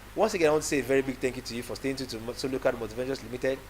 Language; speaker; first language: English; non-native, local second language; Yoruba